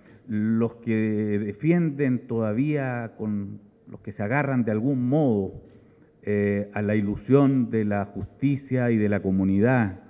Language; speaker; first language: Spanish; native; Spanish